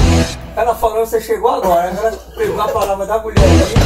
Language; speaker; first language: Portuguese; native; Portuguese